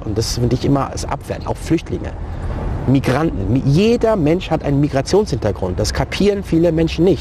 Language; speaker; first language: German; early bilingual, other home language; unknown